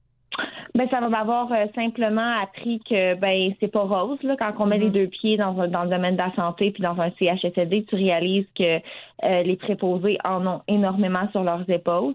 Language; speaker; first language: French; native; French